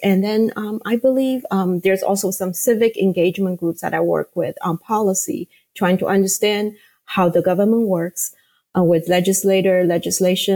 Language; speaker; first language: English; non-native, fluent; Chinese